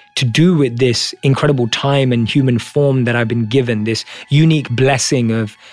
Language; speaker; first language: English; native; English